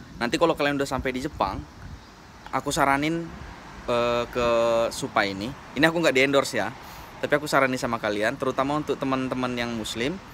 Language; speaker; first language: Indonesian; native; Indonesian